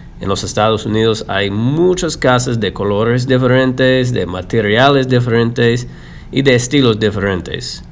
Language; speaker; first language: Spanish; non-native, fluent; English